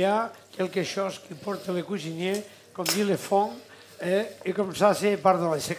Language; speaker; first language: French; non-native, learner; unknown